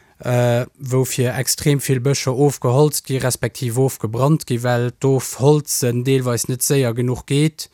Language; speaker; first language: Luxembourgish; native; Luxembourgish